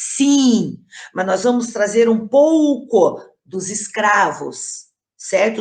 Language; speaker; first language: Portuguese; native; Portuguese